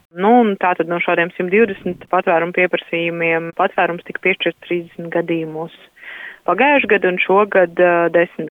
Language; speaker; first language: Latvian; native; Latvian